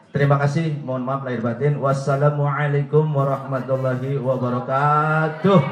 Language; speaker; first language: Indonesian; non-native, local second language; Javanese